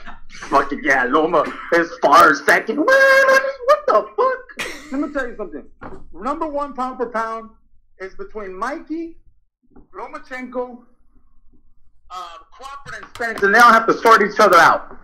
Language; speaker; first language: English; early bilingual, other home language; Spanish